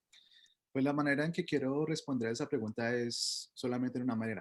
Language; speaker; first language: Spanish; early bilingual, heritage; Spanish